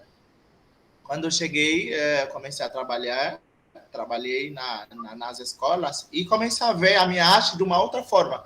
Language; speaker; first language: Portuguese; non-native, fluent; Haitian Creole